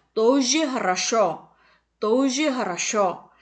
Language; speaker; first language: Russian; non-native, fluent; Korean